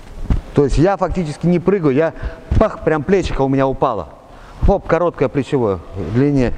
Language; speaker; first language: Russian; native; Russian